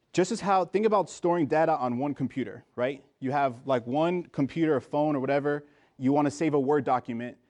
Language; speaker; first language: English; native; English